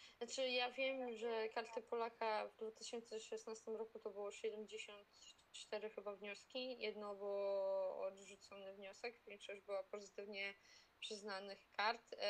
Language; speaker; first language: Polish; native; Polish